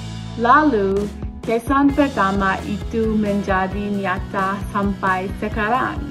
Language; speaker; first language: Indonesian; non-native, learner; English